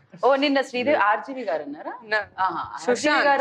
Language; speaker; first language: Telugu; native; Telugu